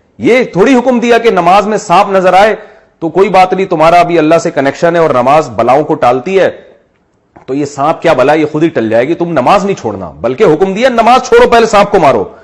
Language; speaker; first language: Urdu; native; Urdu